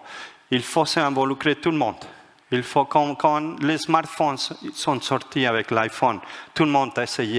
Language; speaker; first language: French; non-native, fluent; Spanish